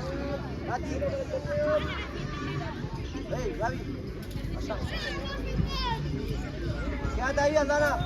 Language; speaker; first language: Spanish; native; Spanish